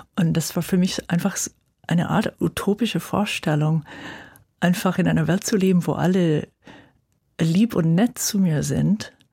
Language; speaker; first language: German; non-native, fluent; English